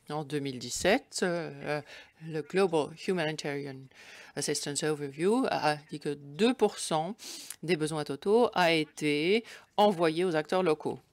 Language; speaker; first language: French; non-native, fluent; German